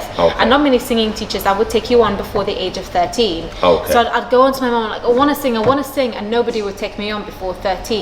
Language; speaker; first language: English; non-native, local second language; Maltese